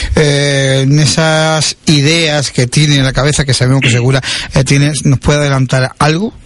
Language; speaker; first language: Spanish; native; Spanish